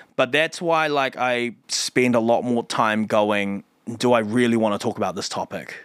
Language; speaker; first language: English; native; English